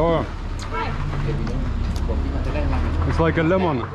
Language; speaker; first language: English; non-native, learner; Lithuanian